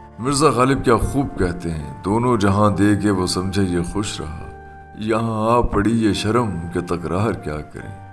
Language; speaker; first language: Urdu; non-native, local second language; Punjabi